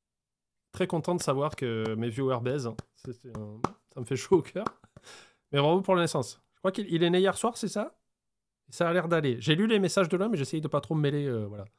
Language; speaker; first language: French; native; French